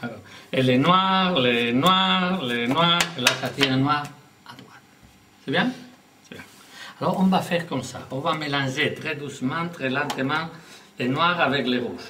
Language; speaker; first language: French; non-native, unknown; Spanish